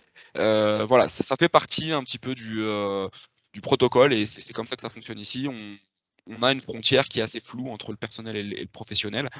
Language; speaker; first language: French; native; French